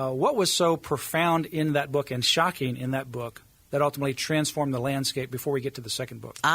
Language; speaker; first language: English; native; English